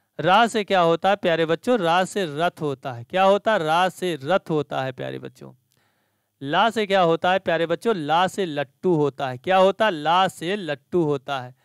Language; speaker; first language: Hindi; native; Hindi